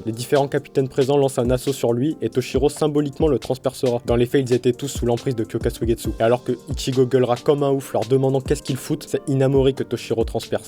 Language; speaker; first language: French; native; French